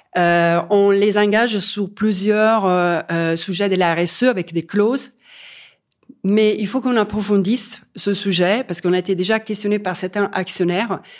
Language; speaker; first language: French; non-native, fluent; Italian